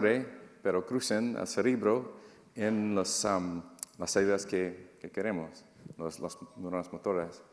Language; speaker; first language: Spanish; non-native, fluent; English